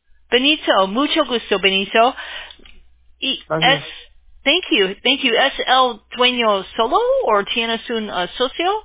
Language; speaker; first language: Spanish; non-native, learner; English